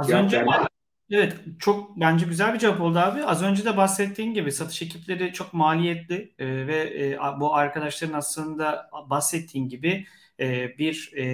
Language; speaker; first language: Turkish; native; Turkish